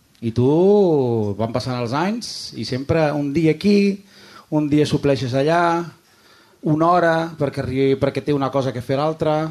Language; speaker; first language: Catalan; non-native, fluent; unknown